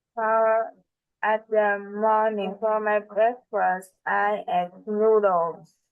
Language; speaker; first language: English; non-native, learner; Vietnamese